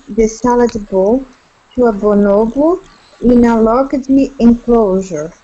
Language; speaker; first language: English; non-native, learner; Portuguese